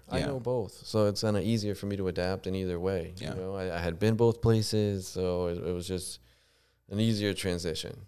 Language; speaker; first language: English; early bilingual, other home language; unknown